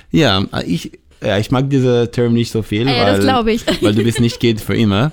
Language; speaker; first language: German; non-native, learner; Hebrew